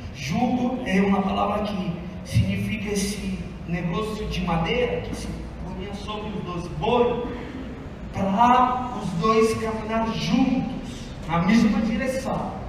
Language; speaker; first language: Portuguese; non-native, fluent; Italian